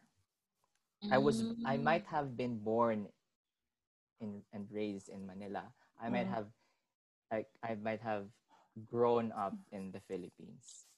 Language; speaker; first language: English; non-native, local second language; Filipino